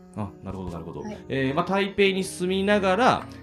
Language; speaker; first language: Japanese; native; Japanese